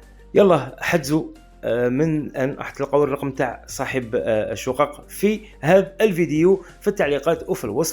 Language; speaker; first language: Arabic; native; Arabic